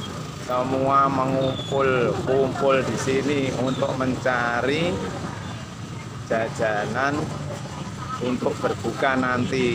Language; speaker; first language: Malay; non-native, local second language; Javanese